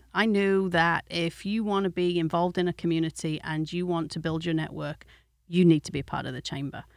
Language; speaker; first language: English; native; English